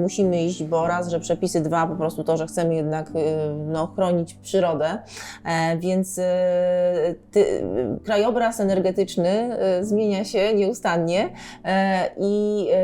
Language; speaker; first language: Polish; native; Polish